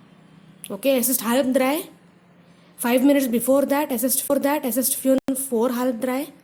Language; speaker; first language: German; non-native, fluent; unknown